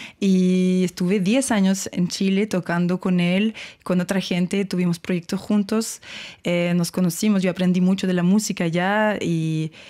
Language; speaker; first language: Spanish; non-native, fluent; French